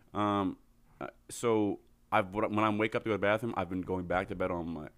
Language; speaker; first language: English; native; English